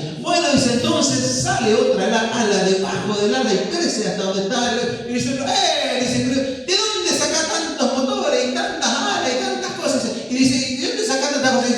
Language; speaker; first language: Spanish; native; Spanish